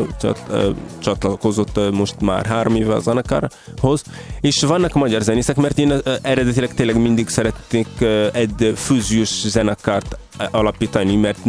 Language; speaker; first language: Hungarian; non-native, fluent; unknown